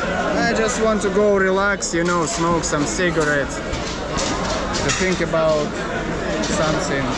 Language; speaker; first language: English; non-native, fluent; Russian